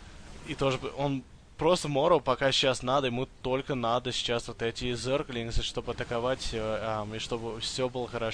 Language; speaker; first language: Russian; early bilingual, heritage; English